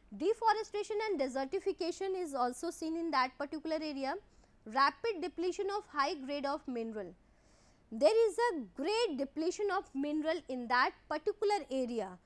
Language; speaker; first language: English; non-native, local second language; Hindi